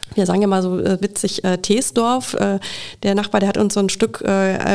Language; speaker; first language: German; native; German